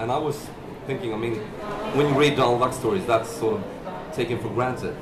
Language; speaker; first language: English; non-native, fluent; Swedish